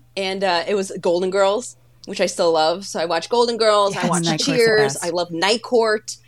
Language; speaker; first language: English; early bilingual, other home language; Polish